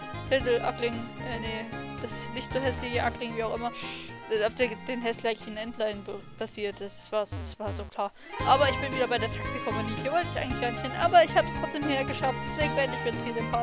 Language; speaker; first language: German; native; German